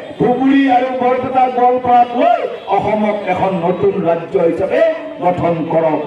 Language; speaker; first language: Assamese; native; Assamese